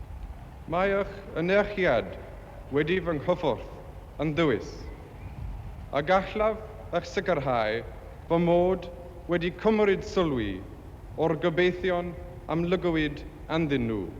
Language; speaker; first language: Welsh; non-native, learner; English